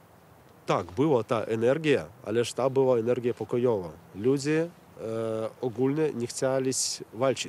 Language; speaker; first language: Polish; non-native, learner; Belarusian